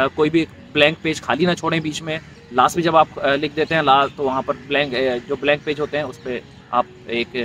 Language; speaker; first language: Hindi; native; Hindi